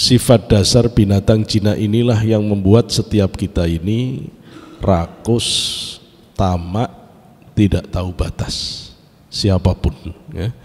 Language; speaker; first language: Indonesian; native; Indonesian